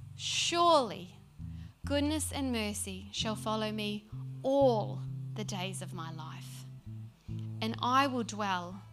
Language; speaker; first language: English; native; English